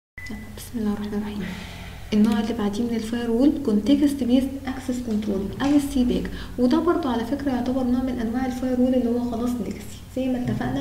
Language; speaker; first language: Arabic; native; Arabic